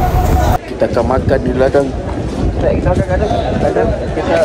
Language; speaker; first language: Malay; native; Malay